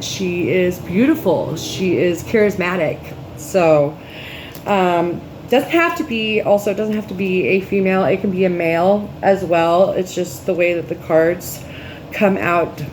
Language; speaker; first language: English; native; English